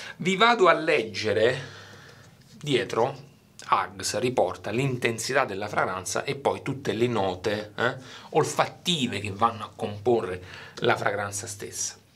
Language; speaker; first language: Italian; native; Italian